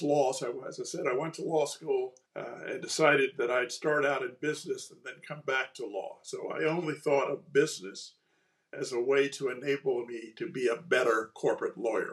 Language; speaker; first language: English; native; English